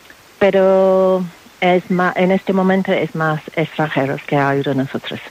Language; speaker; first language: Spanish; non-native, learner; English